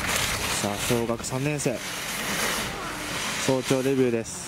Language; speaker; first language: Japanese; native; Japanese